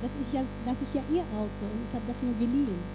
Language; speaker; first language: German; non-native, fluent; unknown